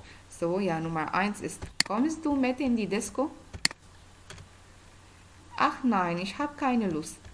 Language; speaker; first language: German; non-native, fluent; Arabic